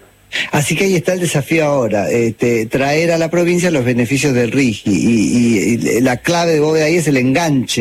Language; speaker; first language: Spanish; native; Spanish